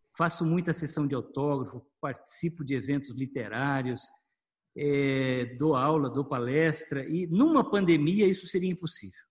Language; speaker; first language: Portuguese; native; Portuguese